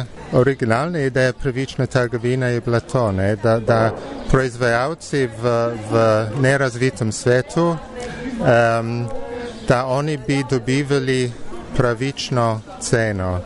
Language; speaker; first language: Slovenian; non-native, fluent; English